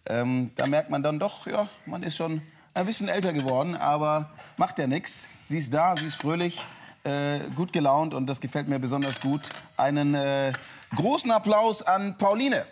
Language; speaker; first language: German; native; German